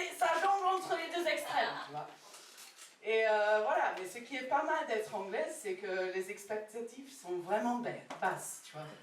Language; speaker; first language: French; non-native, fluent; English